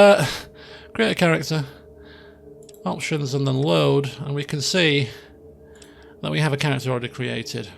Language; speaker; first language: English; native; English